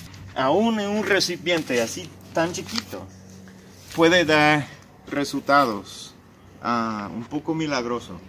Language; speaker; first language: Spanish; non-native, fluent; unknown